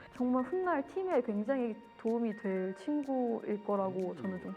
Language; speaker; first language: Korean; native; Korean